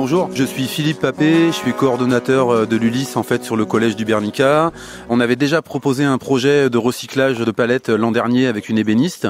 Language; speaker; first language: French; native; French